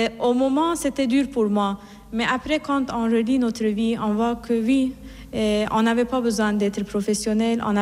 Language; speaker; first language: French; non-native, fluent; Persian